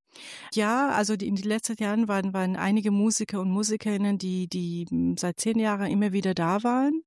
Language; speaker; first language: German; non-native, fluent; Persian